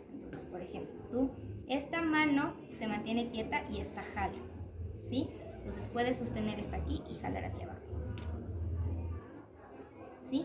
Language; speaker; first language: Spanish; native; Spanish